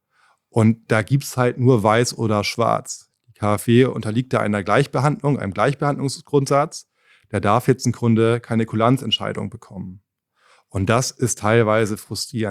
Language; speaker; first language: German; native; German